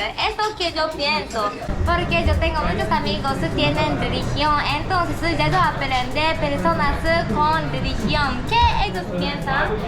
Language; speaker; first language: Spanish; non-native, learner; Japanese